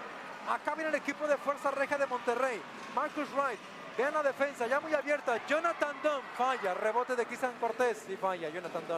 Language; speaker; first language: Spanish; native; Spanish